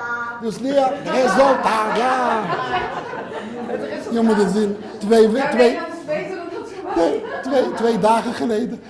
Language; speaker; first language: Dutch; non-native, learner; Hebrew